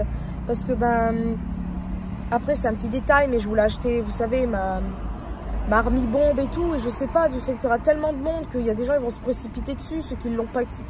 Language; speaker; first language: French; native; French